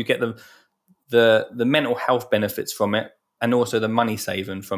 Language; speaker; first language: English; native; English